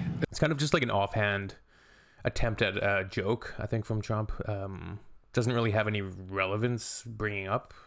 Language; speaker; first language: English; native; English